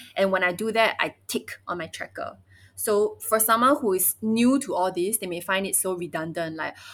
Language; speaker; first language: English; early bilingual, other home language; Chinese